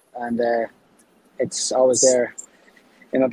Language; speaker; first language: English; native; English